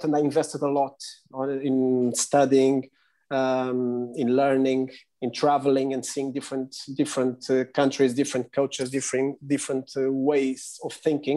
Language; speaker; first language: English; non-native, fluent; Portuguese